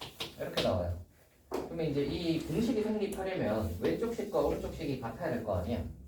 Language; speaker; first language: Korean; native; Korean